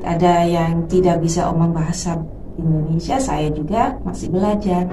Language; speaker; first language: Indonesian; early bilingual, heritage; Dutch